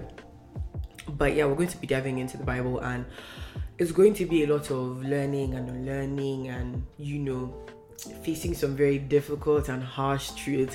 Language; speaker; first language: English; non-native, local second language; Hausa